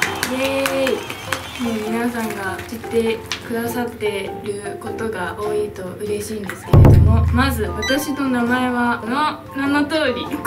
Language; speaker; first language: Japanese; native; Japanese